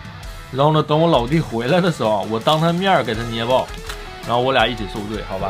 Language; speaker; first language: Chinese; native; Chinese